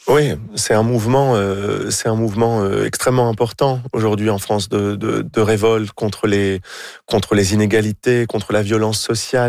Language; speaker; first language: French; native; French